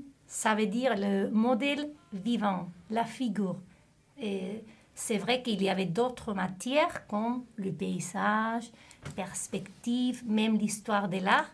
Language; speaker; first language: French; non-native, fluent; Spanish